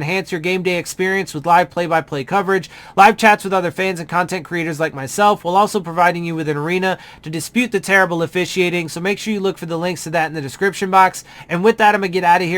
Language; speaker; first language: English; native; English